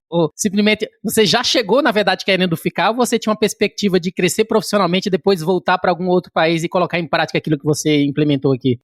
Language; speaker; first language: Portuguese; native; Portuguese